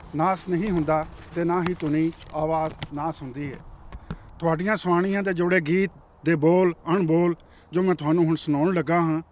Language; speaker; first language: Punjabi; native; Punjabi